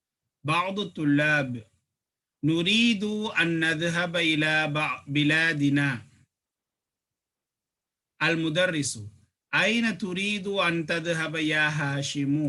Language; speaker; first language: Arabic; non-native, fluent; Tamil